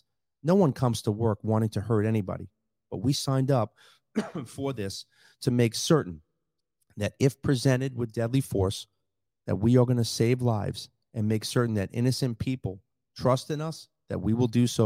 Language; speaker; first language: English; native; English